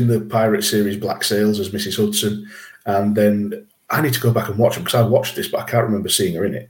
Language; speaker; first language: English; native; English